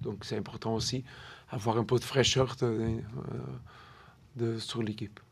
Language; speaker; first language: French; non-native, learner; Portuguese